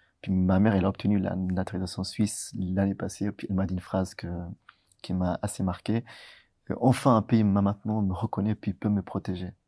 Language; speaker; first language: French; early bilingual, other home language; Tigrinya